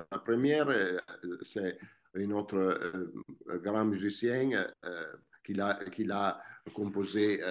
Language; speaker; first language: French; non-native, fluent; Italian